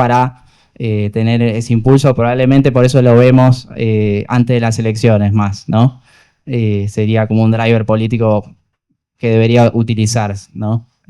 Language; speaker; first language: Spanish; native; Spanish